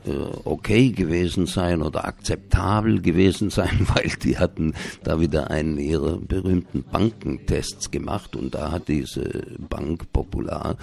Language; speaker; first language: German; native; German